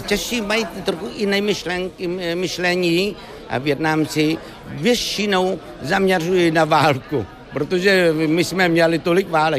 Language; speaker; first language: Czech; non-native, fluent; Vietnamese